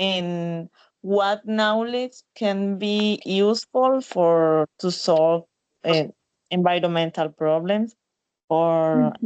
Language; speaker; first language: English; non-native, learner; Spanish